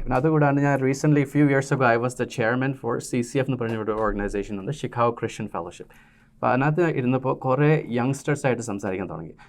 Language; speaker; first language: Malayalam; early bilingual, heritage; Malayalam